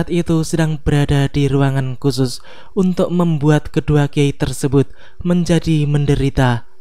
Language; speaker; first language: Indonesian; native; Indonesian